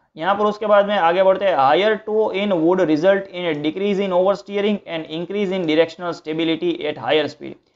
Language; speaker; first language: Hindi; non-native, local second language; Gujarati